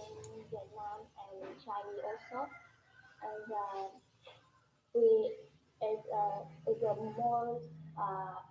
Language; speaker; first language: English; non-native, learner; Vietnamese